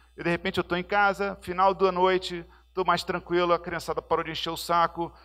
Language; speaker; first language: Portuguese; native; Portuguese